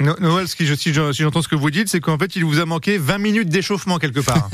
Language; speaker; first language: French; native; French